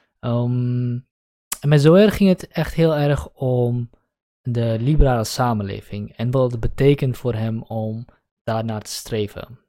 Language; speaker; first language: Dutch; early bilingual, other home language; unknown